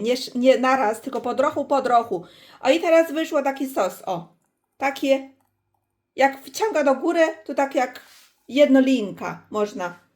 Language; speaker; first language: Polish; non-native, learner; Chinese